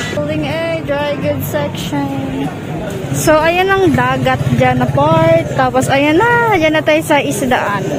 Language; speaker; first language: Filipino; non-native, local second language; Cebuano